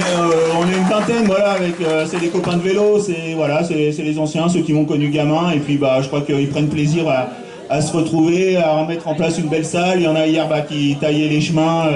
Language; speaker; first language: French; native; French